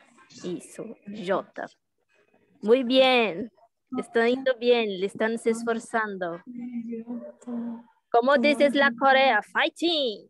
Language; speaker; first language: Spanish; non-native, learner; Portuguese